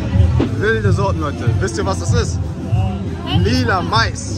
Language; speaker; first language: German; early bilingual, other home language; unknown